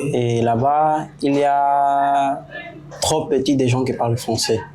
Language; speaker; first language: French; non-native, learner; Portuguese